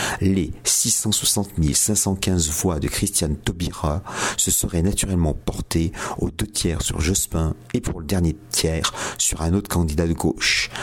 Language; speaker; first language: French; native; French